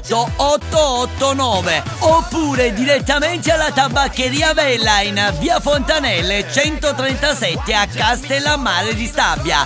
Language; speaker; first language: Italian; native; Italian